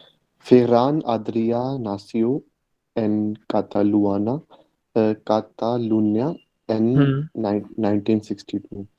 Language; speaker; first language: Spanish; non-native, learner; Hindi